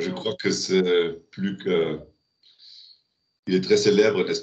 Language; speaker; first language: French; non-native, learner; German